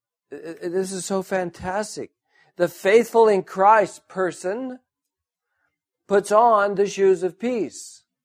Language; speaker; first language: English; native; English